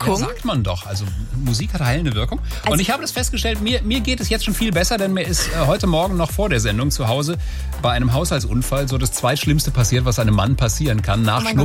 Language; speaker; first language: German; native; German